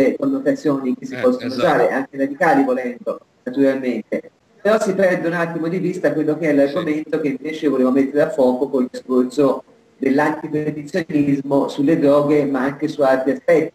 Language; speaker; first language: Italian; native; Italian